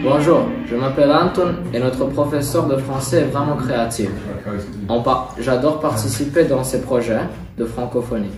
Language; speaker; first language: French; non-native, learner; Croatian